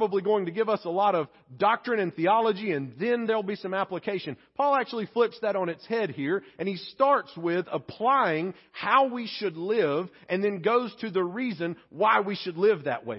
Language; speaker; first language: English; native; English